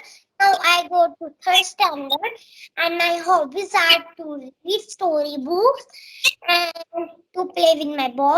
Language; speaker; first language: English; non-native, learner; Marathi